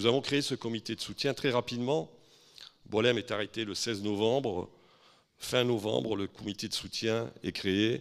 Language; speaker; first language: French; native; French